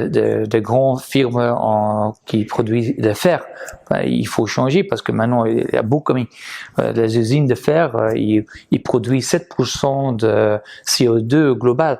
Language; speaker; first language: French; non-native, fluent; Dutch